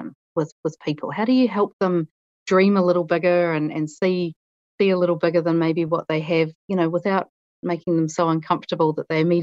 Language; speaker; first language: English; native; English